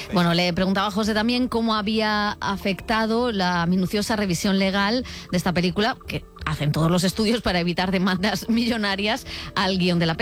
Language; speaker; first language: Spanish; native; Spanish